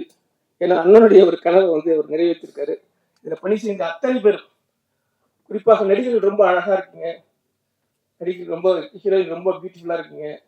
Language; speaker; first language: Tamil; native; Tamil